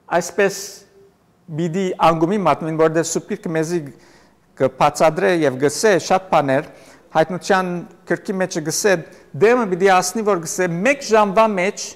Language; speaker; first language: Armenian; native; Armenian